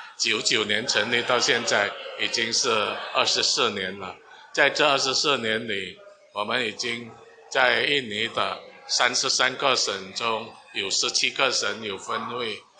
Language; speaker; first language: Chinese; non-native, fluent; Min Nan Chinese